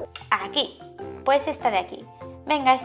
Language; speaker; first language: Spanish; native; Spanish